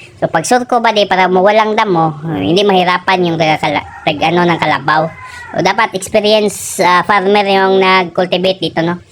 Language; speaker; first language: Filipino; native; Filipino